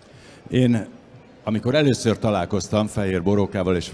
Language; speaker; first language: Hungarian; native; Hungarian